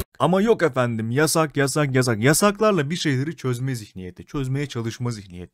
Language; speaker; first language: Turkish; native; Turkish